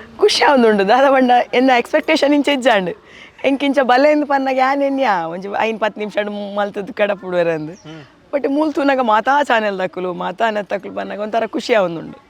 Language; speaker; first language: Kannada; native; Kannada